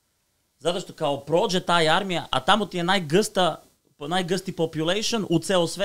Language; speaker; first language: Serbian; non-native, learner; Bulgarian